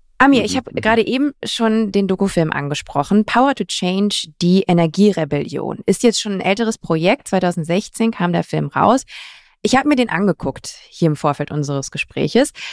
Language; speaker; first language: German; native; German